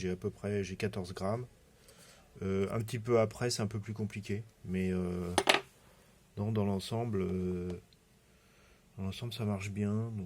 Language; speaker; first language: French; native; French